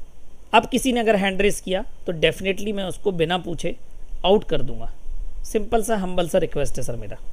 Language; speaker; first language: Hindi; native; Hindi